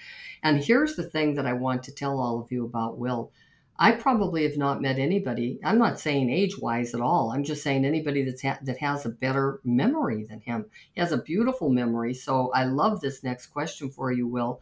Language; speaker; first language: English; native; English